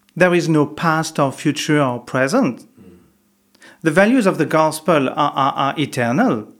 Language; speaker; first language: English; non-native, fluent; French